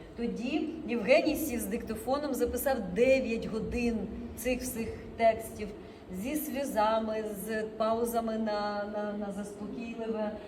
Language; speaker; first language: Ukrainian; non-native, local second language; Russian